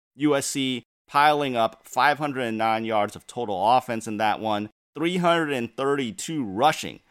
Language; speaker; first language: English; native; English